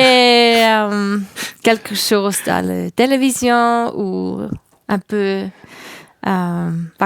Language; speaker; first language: French; non-native, learner; German